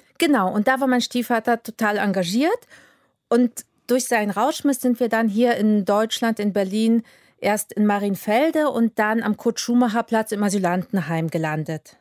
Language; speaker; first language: German; early bilingual, other home language; Polish